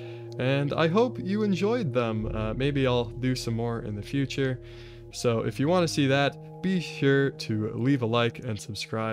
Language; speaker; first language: English; native; English